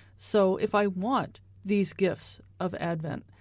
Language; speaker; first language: English; native; English